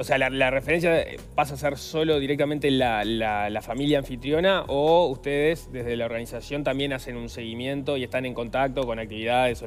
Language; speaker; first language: Spanish; native; Spanish